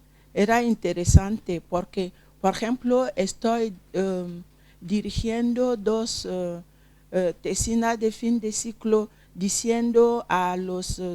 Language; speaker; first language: Spanish; non-native, fluent; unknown